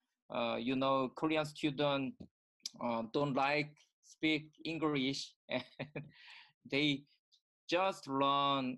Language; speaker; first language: English; non-native, learner; Korean